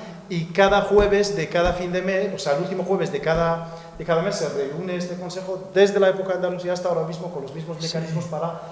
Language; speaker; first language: Spanish; native; Spanish